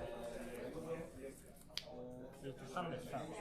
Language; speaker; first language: Spanish; native; Spanish